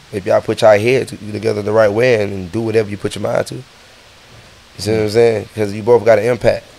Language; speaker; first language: English; native; English